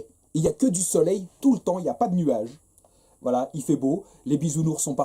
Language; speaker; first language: French; native; French